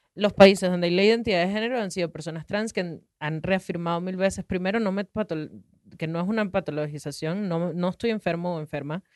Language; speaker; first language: Spanish; native; Spanish